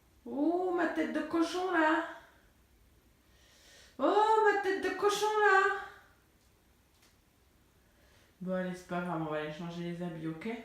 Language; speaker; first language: French; native; French